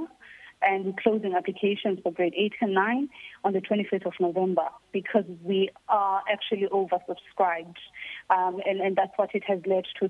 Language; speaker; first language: English; non-native, local second language; Xhosa